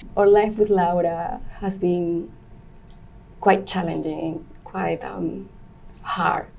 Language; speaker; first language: English; non-native, learner; Spanish